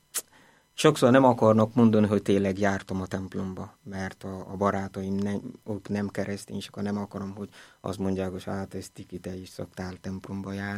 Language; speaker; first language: Hungarian; non-native, fluent; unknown